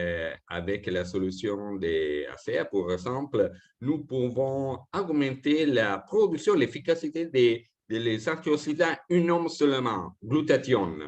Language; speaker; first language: French; non-native, fluent; Italian